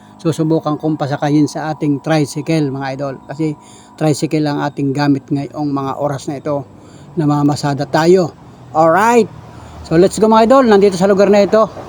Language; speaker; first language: Filipino; native; Filipino